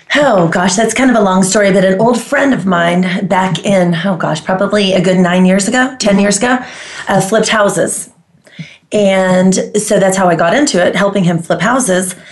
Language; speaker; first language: English; non-native, fluent; Greek